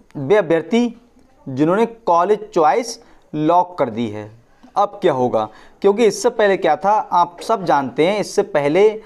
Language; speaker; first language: Hindi; native; Hindi